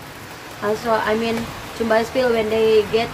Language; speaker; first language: German; early bilingual, heritage; Indonesian